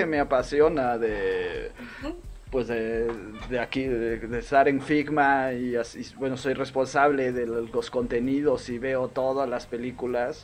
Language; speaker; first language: Spanish; native; Spanish